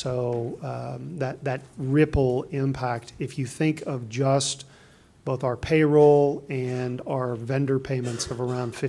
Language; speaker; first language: English; native; English